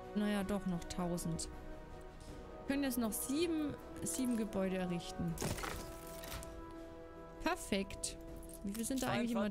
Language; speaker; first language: German; native; German